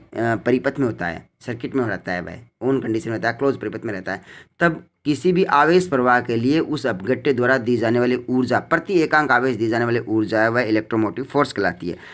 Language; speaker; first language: Hindi; native; Hindi